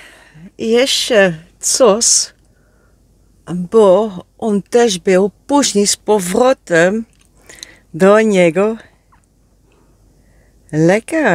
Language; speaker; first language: Polish; early bilingual, heritage; Polish